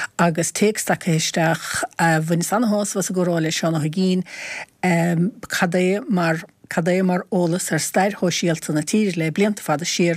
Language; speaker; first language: Irish; native; Irish